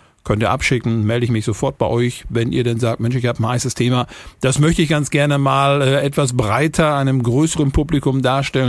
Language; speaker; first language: German; native; German